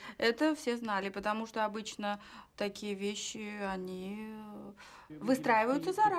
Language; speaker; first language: Russian; native; Russian